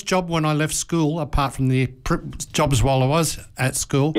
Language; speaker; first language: English; native; English